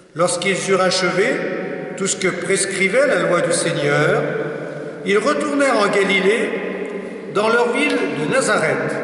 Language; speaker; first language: French; native; French